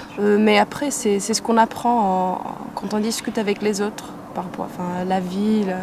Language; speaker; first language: French; non-native, fluent; English